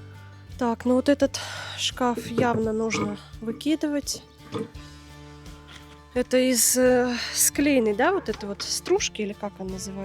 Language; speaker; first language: Russian; native; Russian